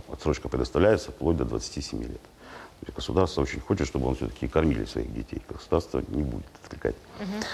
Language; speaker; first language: Russian; native; Russian